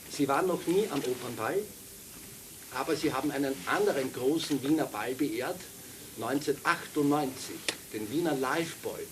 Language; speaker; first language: German; native; German